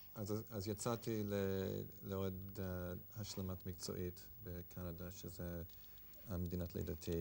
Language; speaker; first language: Hebrew; non-native, fluent; English